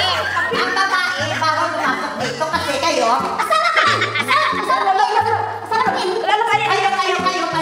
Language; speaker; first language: Filipino; non-native, local second language; Cebuano